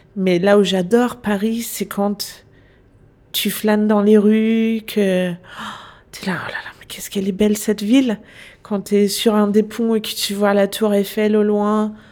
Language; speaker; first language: French; non-native, fluent; Danish